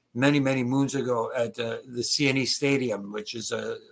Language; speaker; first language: English; native; English